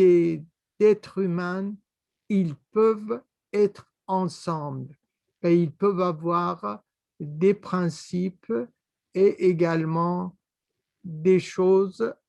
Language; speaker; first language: French; non-native, fluent; Persian